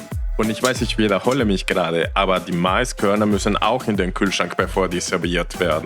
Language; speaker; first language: German; non-native, fluent; Spanish